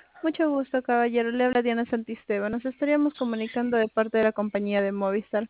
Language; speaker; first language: Spanish; native; Spanish